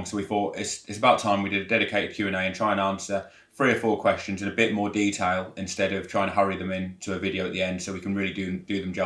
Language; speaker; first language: English; native; English